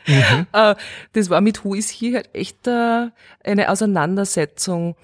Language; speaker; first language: German; early bilingual, other home language; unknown